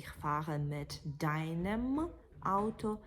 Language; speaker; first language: German; non-native, fluent; Ukrainian